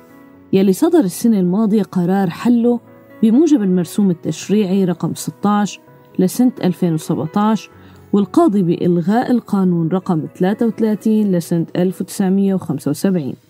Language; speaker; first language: Arabic; native; Arabic